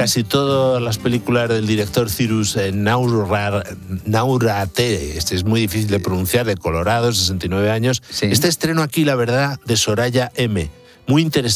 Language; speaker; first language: Spanish; native; Spanish